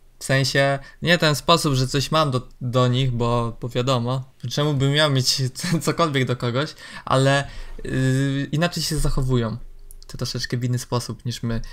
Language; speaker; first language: Polish; native; Polish